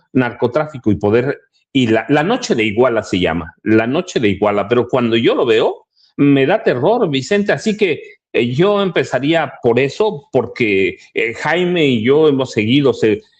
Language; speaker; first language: Spanish; native; Spanish